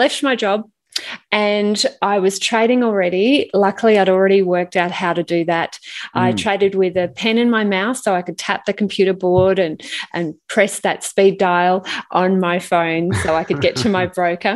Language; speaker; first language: English; native; English